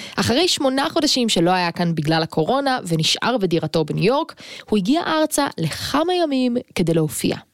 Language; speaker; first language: Hebrew; native; Hebrew